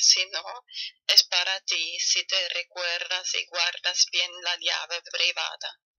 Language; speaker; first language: Spanish; non-native, learner; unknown